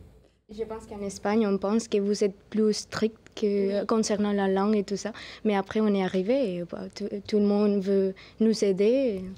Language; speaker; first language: French; non-native, learner; Spanish